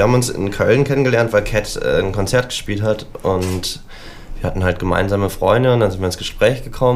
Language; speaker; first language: German; native; German